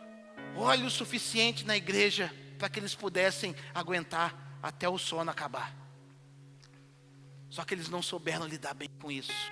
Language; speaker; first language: Portuguese; native; Portuguese